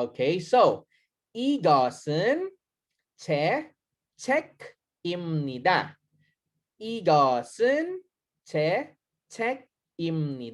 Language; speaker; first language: Korean; non-native, learner; Hiligaynon